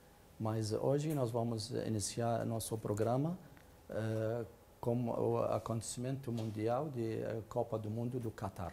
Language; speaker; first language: Portuguese; non-native, fluent; Arabic